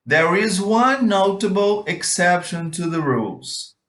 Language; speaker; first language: English; non-native, fluent; Portuguese